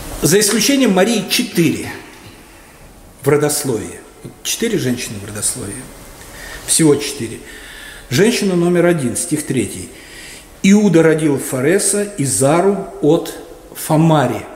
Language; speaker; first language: Russian; native; Russian